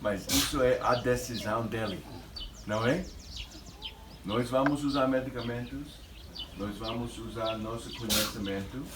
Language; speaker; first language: Portuguese; non-native, fluent; English